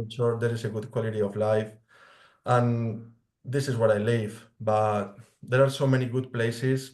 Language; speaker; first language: English; non-native, fluent; Spanish